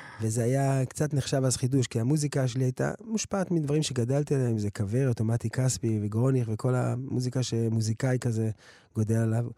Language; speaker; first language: Hebrew; early bilingual, other home language; English